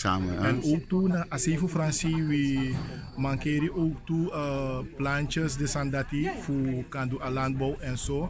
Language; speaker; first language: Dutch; non-native, learner; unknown